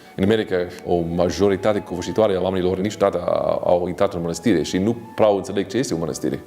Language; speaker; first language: Romanian; non-native, fluent; English